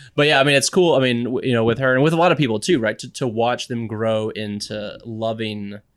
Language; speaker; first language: English; native; English